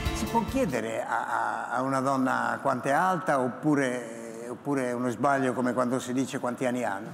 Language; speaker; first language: Italian; native; Italian